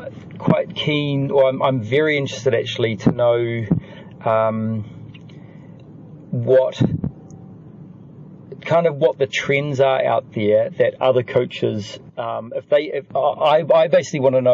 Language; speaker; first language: English; native; English